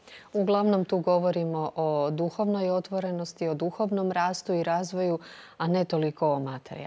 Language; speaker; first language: Croatian; native; Croatian